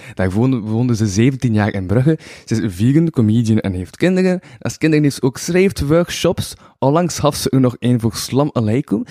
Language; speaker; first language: Dutch; native; Dutch